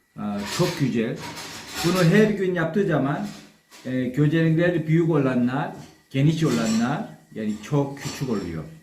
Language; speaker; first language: Turkish; non-native, learner; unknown